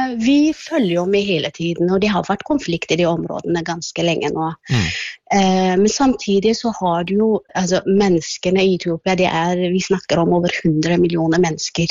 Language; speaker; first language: Norwegian; non-native, fluent; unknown